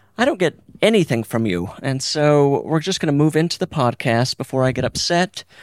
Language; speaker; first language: English; native; English